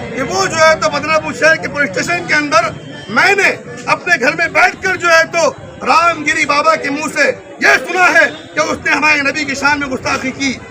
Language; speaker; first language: Urdu; native; Urdu